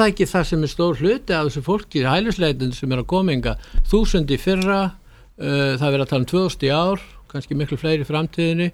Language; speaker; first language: Icelandic; native; Icelandic